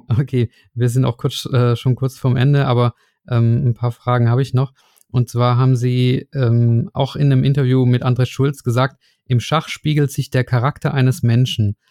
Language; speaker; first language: German; native; German